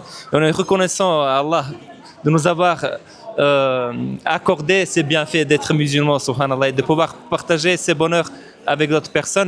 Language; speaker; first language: French; non-native, fluent; Bosnian